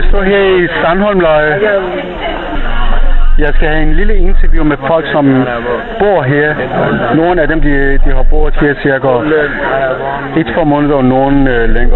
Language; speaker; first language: Danish; non-native, fluent; Persian